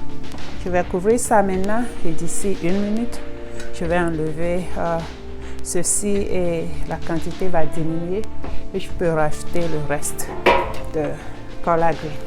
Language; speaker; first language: French; non-native, local second language; Ewe